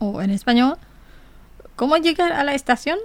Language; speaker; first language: Spanish; non-native, fluent; Indonesian